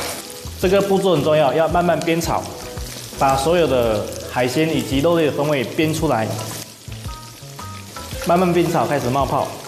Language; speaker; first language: Chinese; native; Chinese